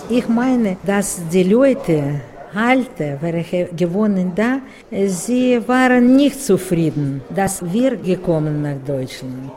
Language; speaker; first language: German; non-native, learner; Russian